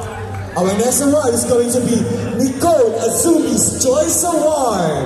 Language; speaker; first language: English; non-native, local second language; Filipino